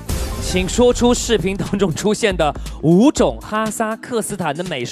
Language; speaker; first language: Chinese; native; Chinese